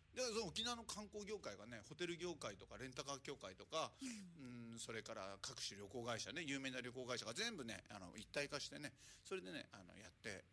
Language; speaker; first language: Japanese; native; Japanese